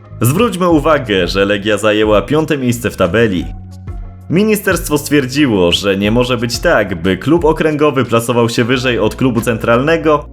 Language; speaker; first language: Polish; native; Polish